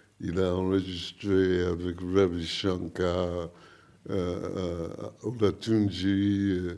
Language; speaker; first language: French; non-native, learner; English